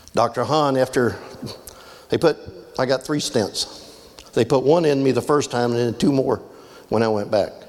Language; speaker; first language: English; native; English